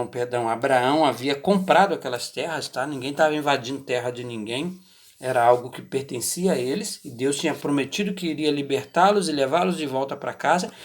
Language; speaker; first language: Portuguese; native; Portuguese